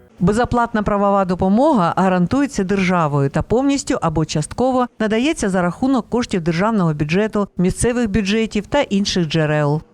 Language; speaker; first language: Ukrainian; native; Ukrainian